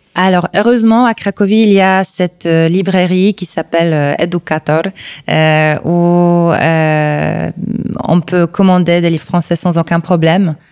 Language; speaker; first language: French; non-native, fluent; Polish